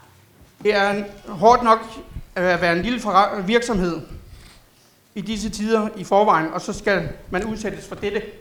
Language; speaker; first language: Danish; native; Danish